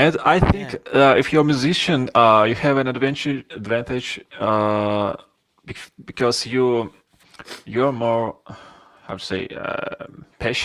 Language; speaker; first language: English; non-native, fluent; Russian